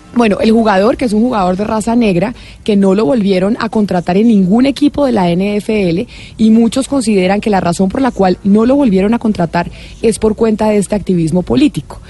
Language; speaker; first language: Spanish; native; Spanish